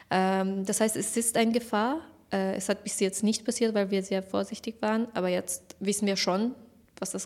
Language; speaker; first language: German; non-native, fluent; Persian